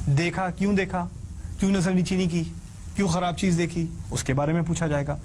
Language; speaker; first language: Urdu; early bilingual, heritage; Urdu